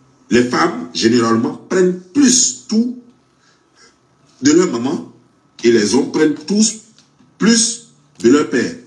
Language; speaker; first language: French; non-native, local second language; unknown